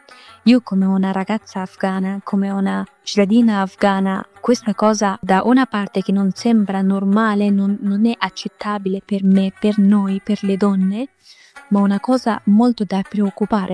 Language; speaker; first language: Italian; non-native, fluent; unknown